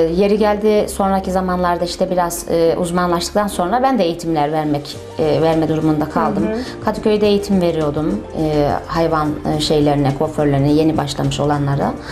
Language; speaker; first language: Turkish; early bilingual, heritage; Turkish